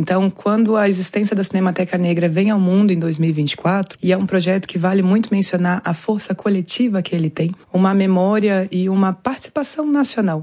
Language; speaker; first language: Portuguese; native; Portuguese